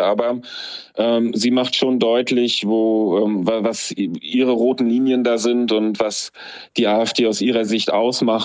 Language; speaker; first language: German; native; German